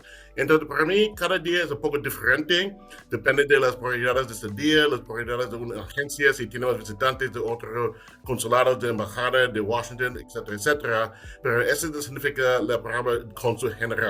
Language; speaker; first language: Spanish; non-native, fluent; English